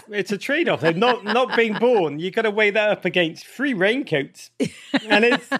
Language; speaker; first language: English; native; English